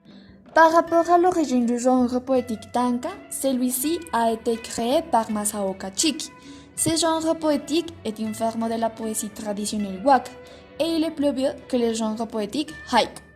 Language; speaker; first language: French; non-native, learner; Spanish